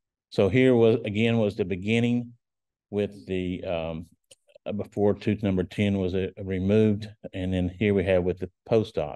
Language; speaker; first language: English; native; English